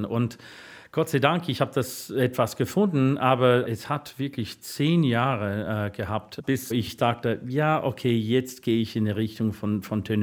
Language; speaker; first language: German; non-native, learner; English